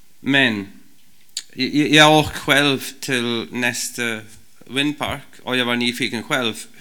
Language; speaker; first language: Swedish; non-native, learner; English